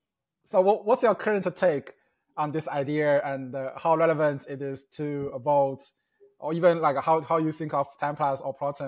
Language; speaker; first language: English; non-native, fluent; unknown